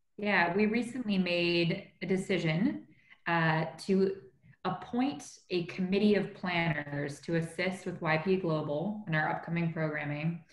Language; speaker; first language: English; native; English